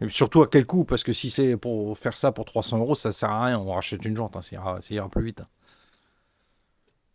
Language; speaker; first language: French; native; French